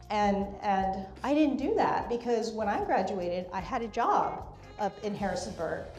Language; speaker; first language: English; native; English